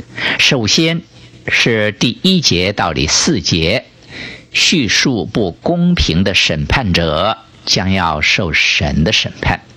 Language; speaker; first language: Chinese; native; Chinese